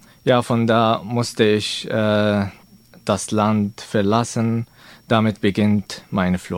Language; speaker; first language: German; non-native, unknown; Arabic